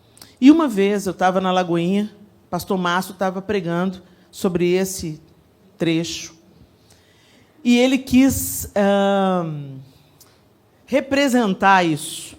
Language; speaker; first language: Portuguese; native; Portuguese